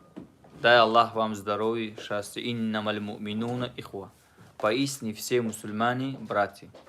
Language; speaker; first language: Russian; non-native, fluent; Tajik